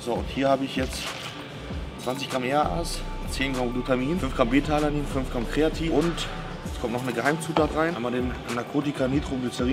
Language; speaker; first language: German; native; German